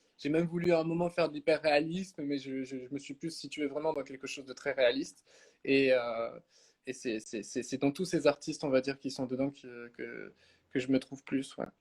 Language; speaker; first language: French; native; French